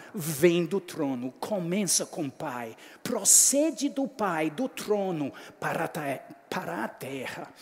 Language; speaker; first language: Portuguese; non-native, fluent; English